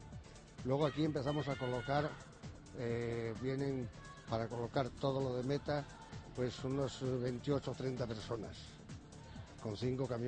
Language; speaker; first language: Spanish; native; Spanish